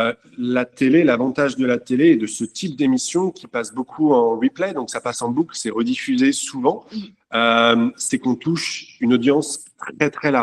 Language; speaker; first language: French; native; French